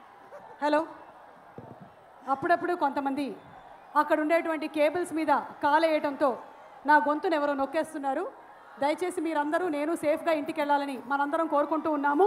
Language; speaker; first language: Telugu; native; Telugu